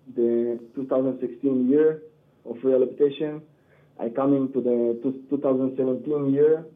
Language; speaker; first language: English; non-native, learner; Hebrew